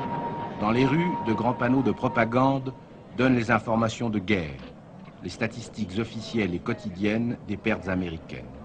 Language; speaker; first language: French; native; French